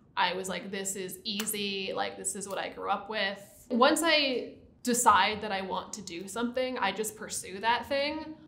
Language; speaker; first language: English; native; English